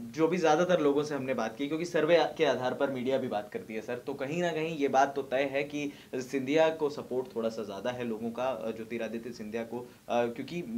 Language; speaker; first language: Hindi; native; Hindi